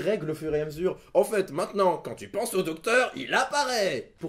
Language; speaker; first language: French; native; French